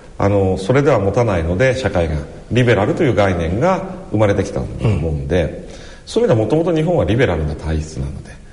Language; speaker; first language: Japanese; native; Japanese